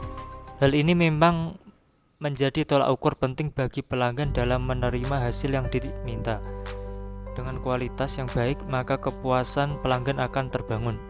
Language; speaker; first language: Indonesian; native; Indonesian